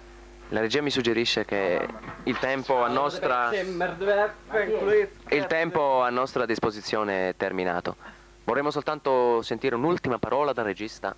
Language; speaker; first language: Italian; native; Italian